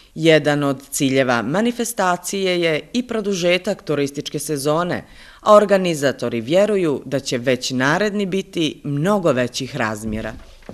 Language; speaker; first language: Bosnian; non-native, local second language; Albanian